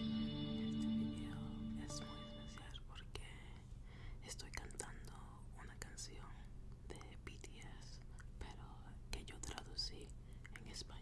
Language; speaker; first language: Spanish; non-native, learner; English